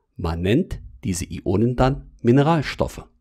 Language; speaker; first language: German; native; German